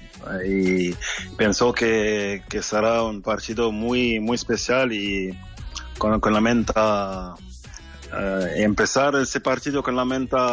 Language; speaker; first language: Spanish; non-native, fluent; French